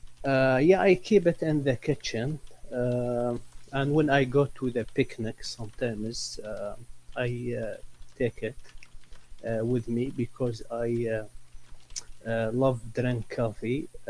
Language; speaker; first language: English; non-native, learner; Arabic